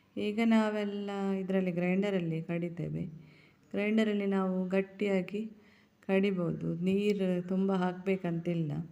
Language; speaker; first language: Kannada; non-native, local second language; Tulu